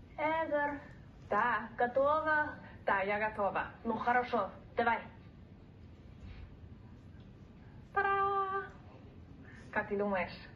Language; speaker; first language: Russian; non-native, fluent; English